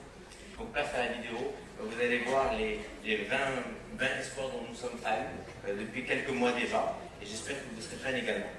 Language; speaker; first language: French; non-native, local second language; Arabic